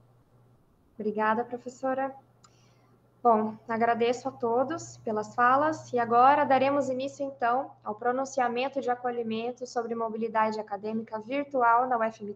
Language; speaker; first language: Portuguese; native; Portuguese